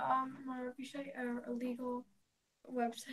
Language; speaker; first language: Irish; non-native, learner; English